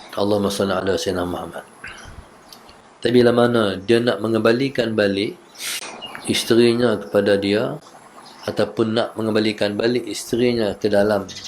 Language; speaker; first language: Malay; native; Malay